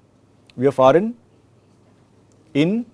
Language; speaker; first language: German; non-native, fluent; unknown